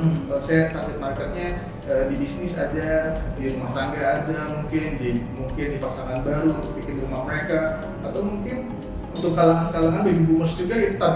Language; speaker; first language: Indonesian; native; Indonesian